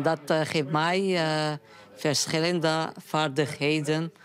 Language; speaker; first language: Dutch; non-native, learner; Arabic